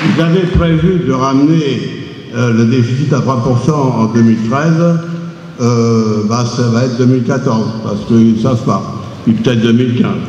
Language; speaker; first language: French; native; French